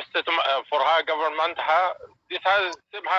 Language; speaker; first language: English; non-native, learner; Arabic